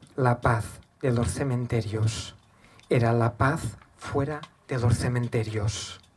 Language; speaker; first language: Spanish; non-native, local second language; Catalan